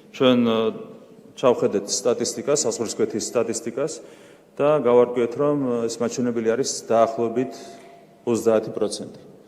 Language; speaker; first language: Georgian; native; Georgian